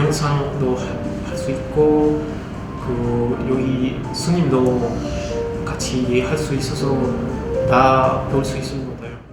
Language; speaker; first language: Korean; non-native, learner; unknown